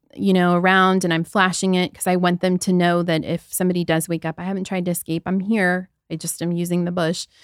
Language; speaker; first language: English; native; English